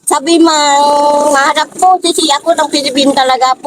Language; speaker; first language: Filipino; non-native, learner; Vietnamese